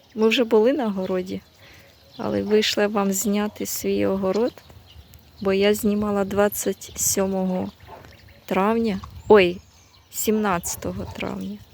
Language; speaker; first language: Ukrainian; native; Ukrainian